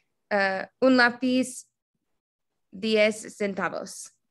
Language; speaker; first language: Spanish; non-native, learner; English